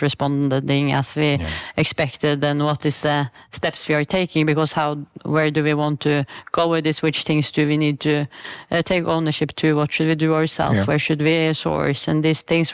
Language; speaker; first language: English; non-native, fluent; Norwegian